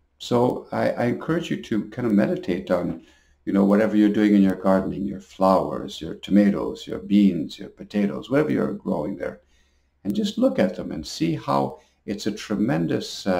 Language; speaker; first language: English; native; English